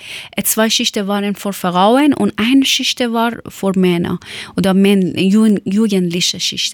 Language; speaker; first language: German; non-native, learner; Persian